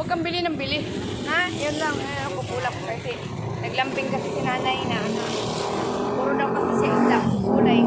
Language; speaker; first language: Filipino; non-native, local second language; Cebuano